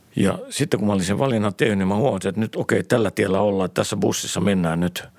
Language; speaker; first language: Finnish; native; Finnish